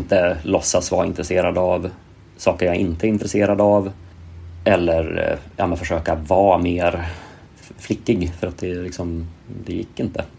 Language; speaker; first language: Swedish; native; Swedish